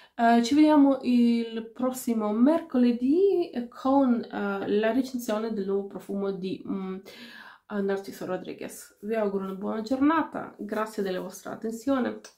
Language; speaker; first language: Italian; non-native, fluent; Finnish